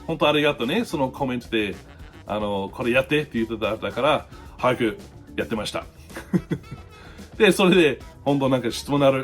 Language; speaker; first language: Japanese; non-native, fluent; English